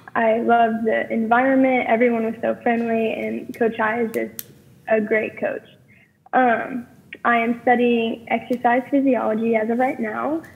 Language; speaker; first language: English; native; English